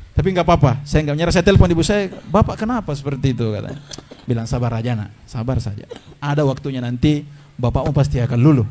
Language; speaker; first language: Indonesian; native; Indonesian